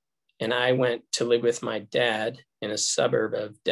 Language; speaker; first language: English; native; English